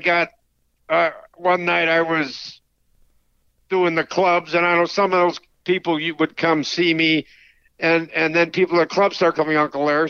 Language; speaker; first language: English; native; English